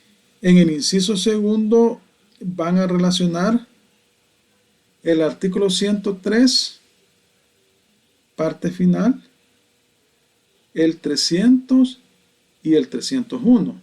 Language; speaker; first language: Spanish; native; Spanish